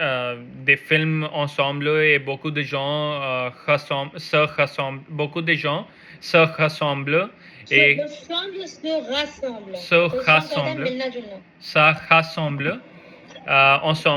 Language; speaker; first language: French; non-native, learner; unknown